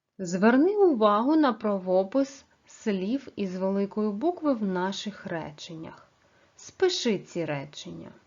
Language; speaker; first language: Ukrainian; native; Ukrainian